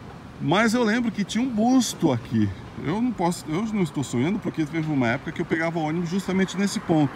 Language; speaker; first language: Portuguese; native; Portuguese